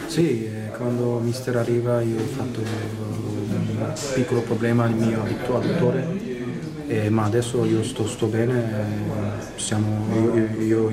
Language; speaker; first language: Italian; non-native, learner; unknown